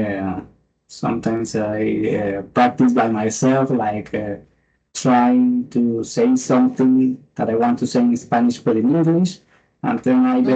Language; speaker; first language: English; non-native, fluent; Spanish